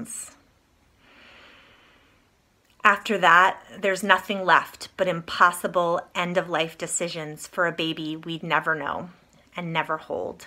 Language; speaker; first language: English; native; English